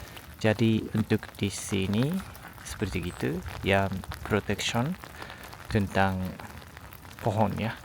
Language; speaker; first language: Indonesian; non-native, learner; Japanese